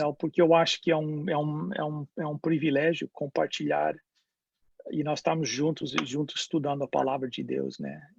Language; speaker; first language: Portuguese; non-native, fluent; English